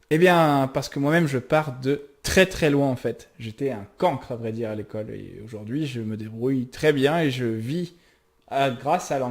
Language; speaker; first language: French; native; French